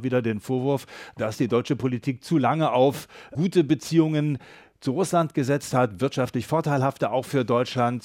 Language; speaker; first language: German; native; German